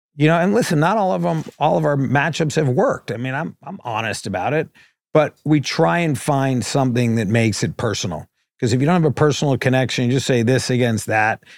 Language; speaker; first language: English; native; English